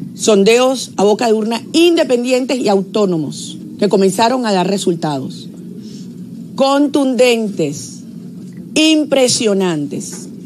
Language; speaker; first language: Spanish; native; Spanish